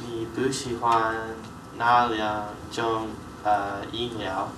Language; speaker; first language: Chinese; non-native, learner; English